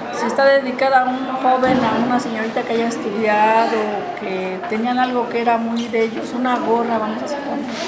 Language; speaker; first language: Spanish; native; Spanish